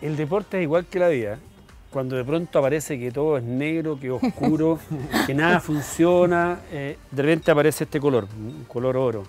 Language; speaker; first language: Spanish; native; Spanish